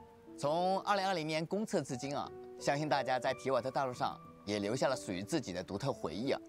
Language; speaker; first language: Chinese; native; Chinese